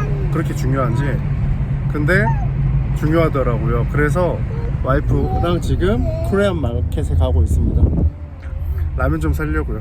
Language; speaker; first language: Korean; native; Korean